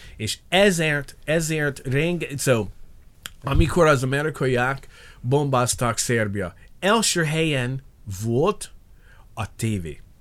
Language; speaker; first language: Hungarian; non-native, learner; English